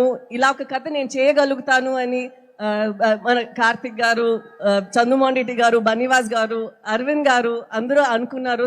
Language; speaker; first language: Telugu; non-native, local second language; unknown